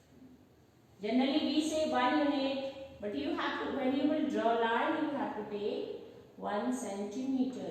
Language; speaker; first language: English; non-native, local second language; Hindi